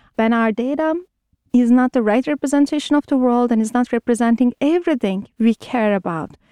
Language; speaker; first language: English; non-native, fluent; Turkish